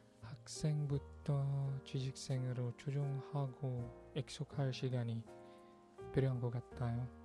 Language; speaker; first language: Korean; non-native, learner; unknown